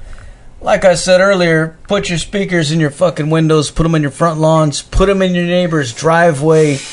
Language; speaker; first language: English; native; English